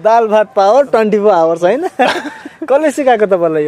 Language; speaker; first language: Nepali; native; Nepali